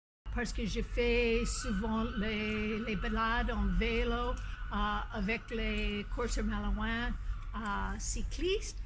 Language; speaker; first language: French; non-native, fluent; English